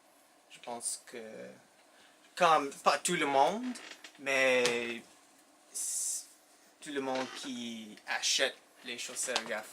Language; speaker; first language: French; non-native, local second language; English